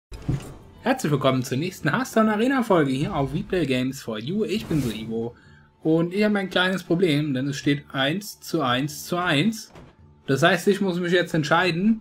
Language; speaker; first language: German; native; German